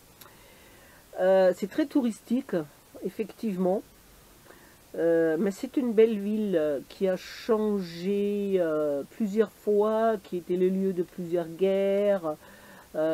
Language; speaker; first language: French; native; French